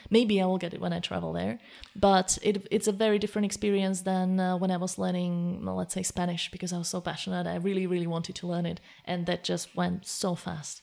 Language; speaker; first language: English; non-native, fluent; Slovak